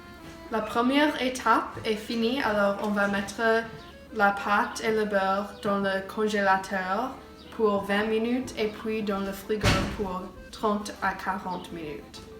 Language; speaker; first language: French; non-native, learner; English